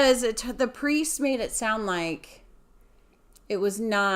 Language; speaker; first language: English; native; English